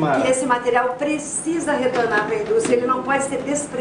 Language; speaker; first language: Portuguese; native; Portuguese